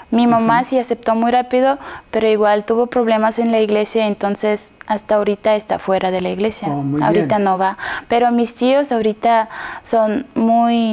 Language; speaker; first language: Spanish; non-native, fluent; Kazakh